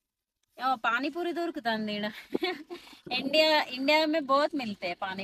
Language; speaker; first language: Hindi; non-native, local second language; Telugu